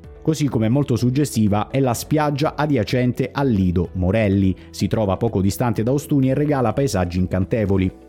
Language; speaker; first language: Italian; native; Italian